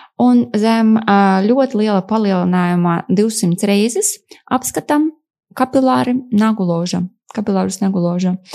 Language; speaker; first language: Latvian; non-native, local second language; Russian